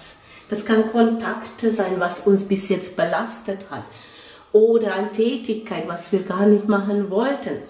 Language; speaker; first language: German; non-native, fluent; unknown